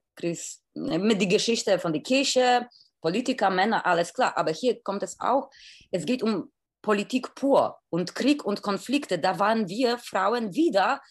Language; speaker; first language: German; non-native, fluent; Polish